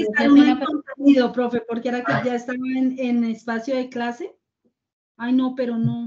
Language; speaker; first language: Spanish; native; Spanish